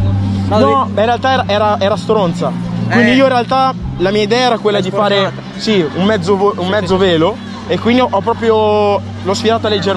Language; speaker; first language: Italian; early bilingual, other home language; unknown